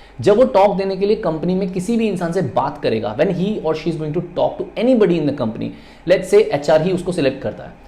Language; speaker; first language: Hindi; native; Hindi